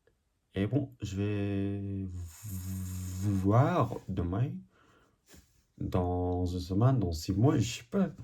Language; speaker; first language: French; non-native, learner; English